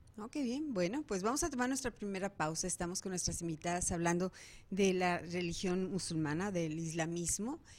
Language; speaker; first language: Spanish; native; Spanish